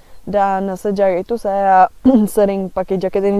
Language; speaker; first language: Indonesian; non-native, fluent; Czech